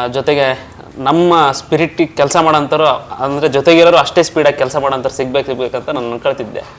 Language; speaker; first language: Kannada; native; Kannada